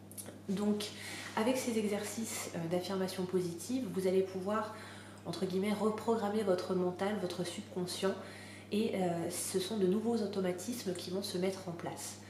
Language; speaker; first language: French; native; French